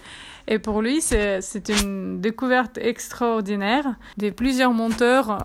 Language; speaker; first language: French; non-native, fluent; Russian